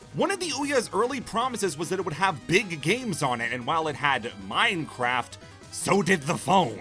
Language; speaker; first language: English; native; English